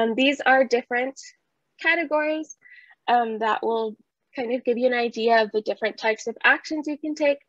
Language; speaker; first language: English; early bilingual, other home language; Spanish